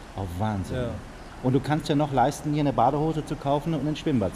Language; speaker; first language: German; native; German